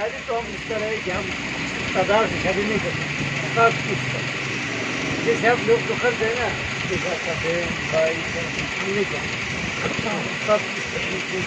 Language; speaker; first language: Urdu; non-native, local second language; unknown